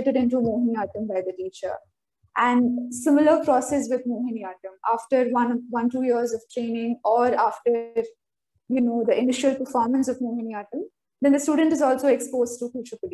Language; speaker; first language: English; non-native, local second language; Malayalam